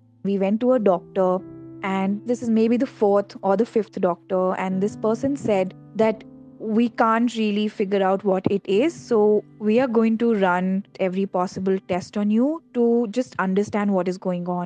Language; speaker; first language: English; non-native, local second language; Hindi